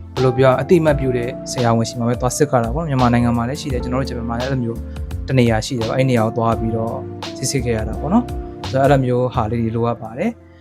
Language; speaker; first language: Burmese; native; Burmese